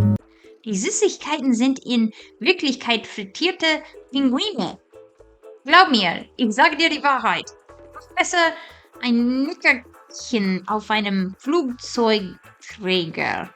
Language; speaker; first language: German; non-native, fluent; English